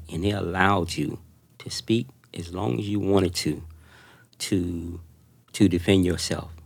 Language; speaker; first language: English; native; English